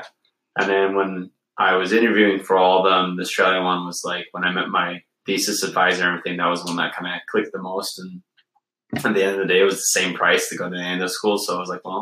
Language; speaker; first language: English; native; English